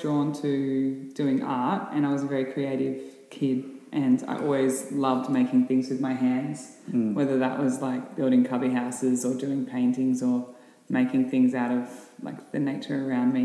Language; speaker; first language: English; native; English